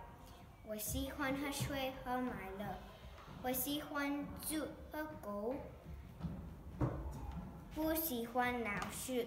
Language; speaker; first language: Chinese; early bilingual, heritage; Chinese